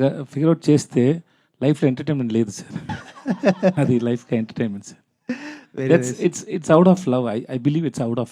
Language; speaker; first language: Telugu; non-native, learner; Tamil